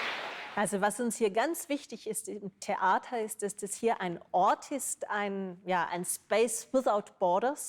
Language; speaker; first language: German; native; German